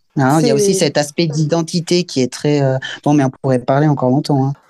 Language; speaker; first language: French; native; French